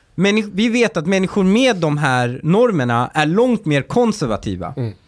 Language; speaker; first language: Swedish; early bilingual, other home language; Persian